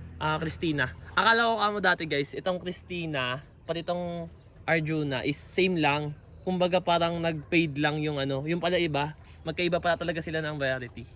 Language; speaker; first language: Filipino; native; Filipino